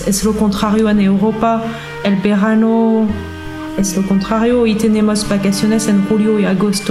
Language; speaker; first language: Spanish; non-native, fluent; French